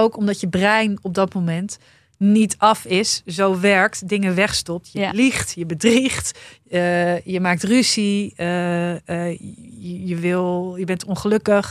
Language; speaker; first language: Dutch; native; Dutch